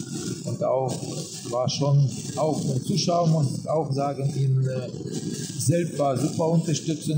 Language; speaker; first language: German; non-native, learner; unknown